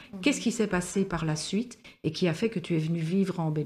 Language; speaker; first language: French; native; French